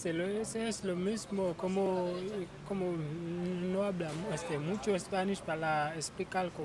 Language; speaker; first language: Spanish; non-native, learner; Haitian Creole